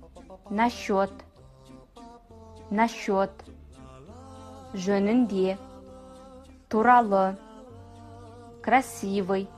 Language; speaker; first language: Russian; non-native, fluent; Kazakh